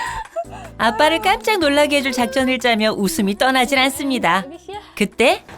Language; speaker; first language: Korean; native; Korean